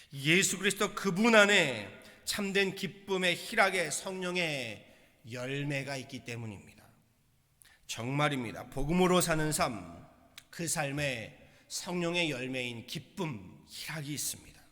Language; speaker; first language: Korean; native; Korean